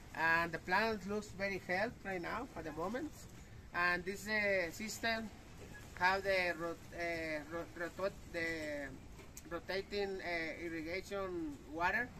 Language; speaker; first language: English; non-native, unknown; Spanish